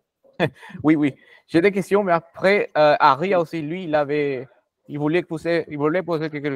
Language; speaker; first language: French; non-native, fluent; Spanish